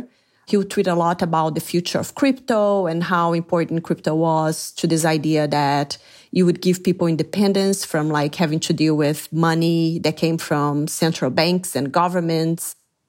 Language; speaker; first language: English; non-native, fluent; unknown